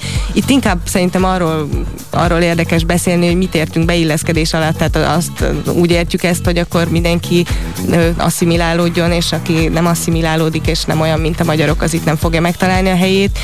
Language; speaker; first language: Hungarian; native; Hungarian